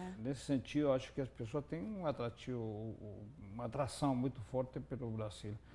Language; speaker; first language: Portuguese; non-native, fluent; Spanish